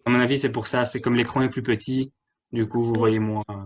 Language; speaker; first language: French; native; French